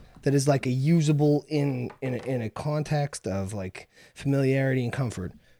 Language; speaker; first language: English; native; English